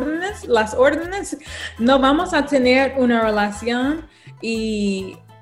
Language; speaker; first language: Spanish; non-native, learner; English